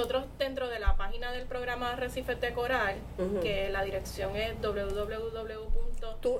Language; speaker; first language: Spanish; native; Spanish